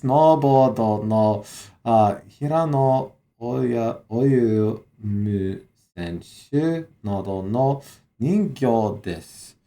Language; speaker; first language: Japanese; non-native, learner; English